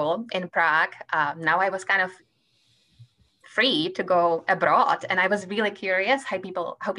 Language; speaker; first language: English; non-native, fluent; Czech